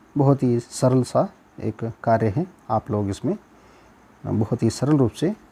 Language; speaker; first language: Hindi; non-native, local second language; Kannada